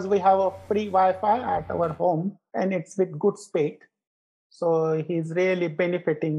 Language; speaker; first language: English; non-native, local second language; Marathi